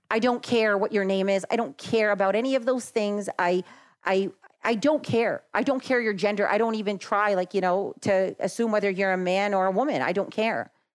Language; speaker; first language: English; early bilingual, other home language; Macedonian